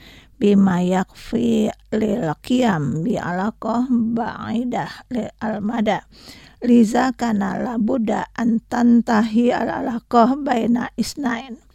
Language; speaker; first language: Arabic; non-native, fluent; Indonesian